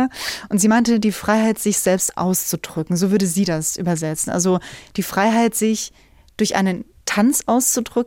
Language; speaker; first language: German; native; German